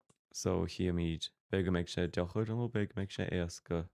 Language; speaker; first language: Irish; non-native, local second language; English